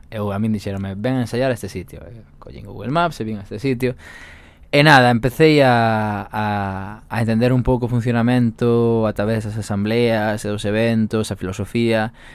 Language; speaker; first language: Galician; non-native, local second language; Spanish